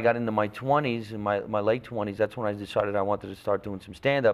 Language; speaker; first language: English; native; English